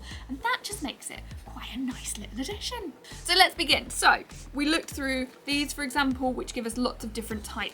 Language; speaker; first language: English; native; English